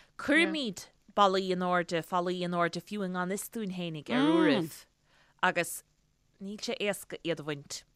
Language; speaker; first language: Irish; native; Irish